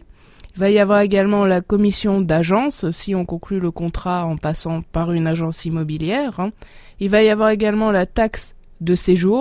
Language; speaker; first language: French; native; French